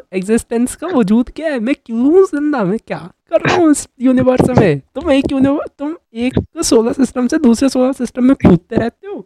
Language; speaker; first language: Hindi; native; Hindi